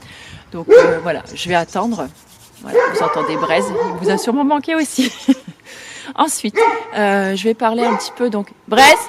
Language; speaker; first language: French; native; French